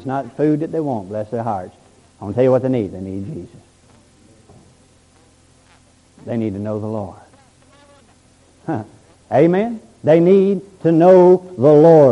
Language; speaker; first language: English; native; English